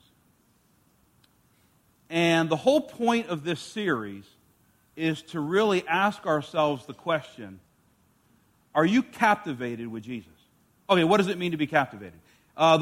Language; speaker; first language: English; native; English